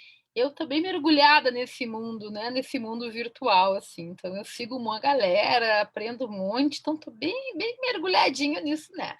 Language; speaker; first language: Portuguese; native; Portuguese